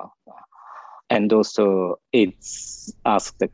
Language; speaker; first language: English; non-native, fluent; Japanese